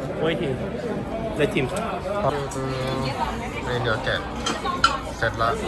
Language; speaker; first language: Korean; non-native, learner; Thai